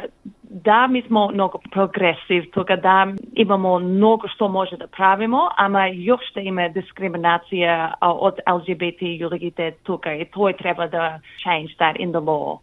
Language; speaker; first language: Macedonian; early bilingual, heritage; English